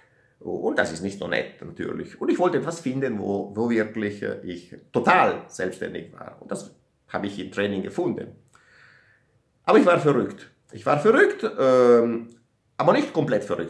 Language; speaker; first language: German; non-native, learner; Italian